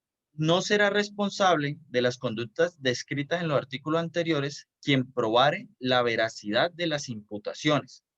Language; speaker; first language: Spanish; native; Spanish